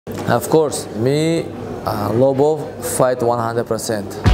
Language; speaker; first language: English; non-native, learner; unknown